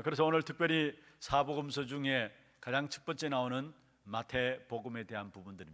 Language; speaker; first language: Korean; native; Korean